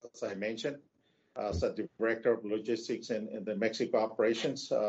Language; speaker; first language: English; non-native, fluent; Spanish